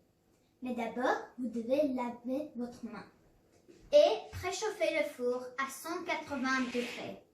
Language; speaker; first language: French; non-native, learner; English